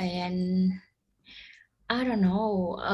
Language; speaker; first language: English; non-native, learner; Khmer